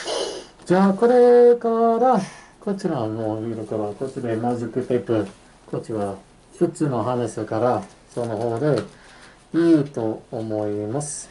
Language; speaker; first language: Japanese; non-native, fluent; English